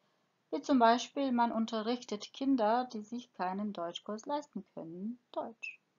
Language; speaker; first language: German; non-native, fluent; Croatian